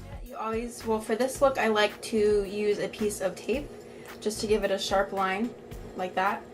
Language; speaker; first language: English; native; English